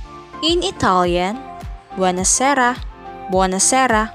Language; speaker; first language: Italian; non-native, learner; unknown